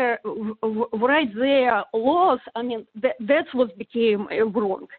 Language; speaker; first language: English; non-native, fluent; Russian